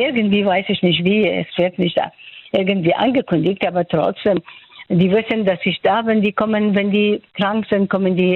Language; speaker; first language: German; non-native, fluent; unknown